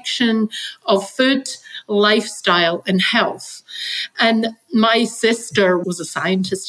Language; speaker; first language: English; native; English